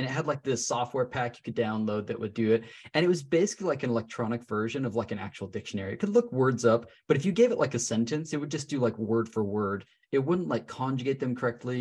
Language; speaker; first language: English; native; English